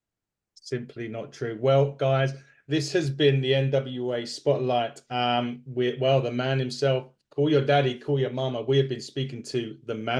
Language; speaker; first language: English; native; English